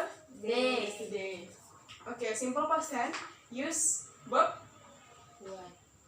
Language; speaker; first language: English; non-native, learner; Indonesian